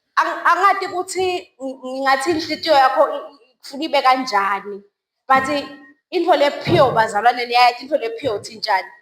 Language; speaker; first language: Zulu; non-native, local second language; Swati